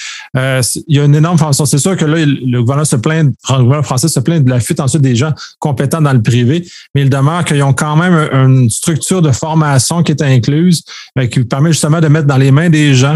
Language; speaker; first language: French; native; French